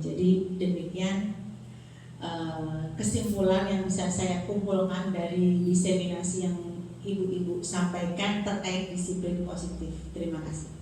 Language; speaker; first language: Indonesian; native; Indonesian